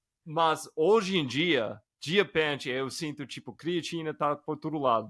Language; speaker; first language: Portuguese; non-native, fluent; English